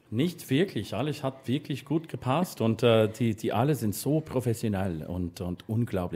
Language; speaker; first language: German; non-native, fluent; English